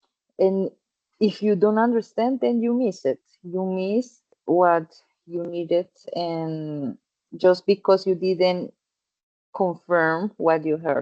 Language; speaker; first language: English; non-native, fluent; Spanish